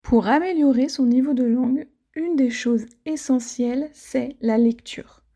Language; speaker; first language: French; native; French